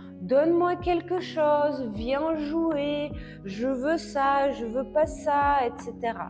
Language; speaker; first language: French; non-native, fluent; Russian